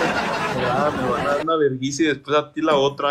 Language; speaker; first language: Spanish; native; Spanish